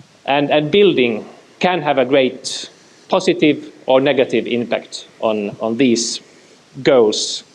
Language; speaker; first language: English; non-native, fluent; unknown